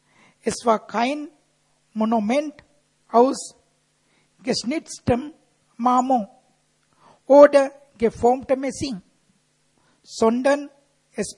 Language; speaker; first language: German; non-native, fluent; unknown